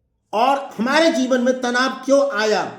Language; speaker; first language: Hindi; native; Hindi